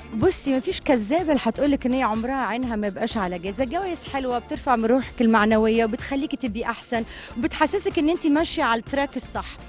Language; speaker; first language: Arabic; native; Arabic